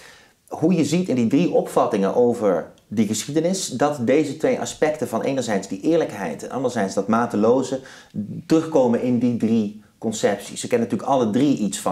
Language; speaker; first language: Dutch; native; Dutch